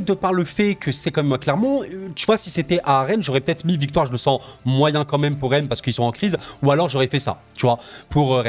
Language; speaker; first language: French; native; French